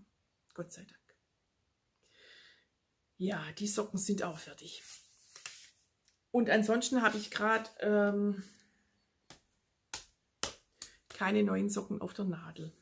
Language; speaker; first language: German; native; German